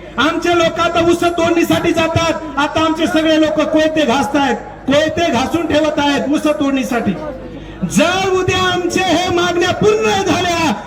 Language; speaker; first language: Marathi; non-native, local second language; Lambadi